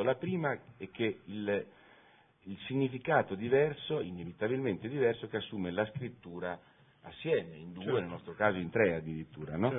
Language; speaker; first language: Italian; native; Italian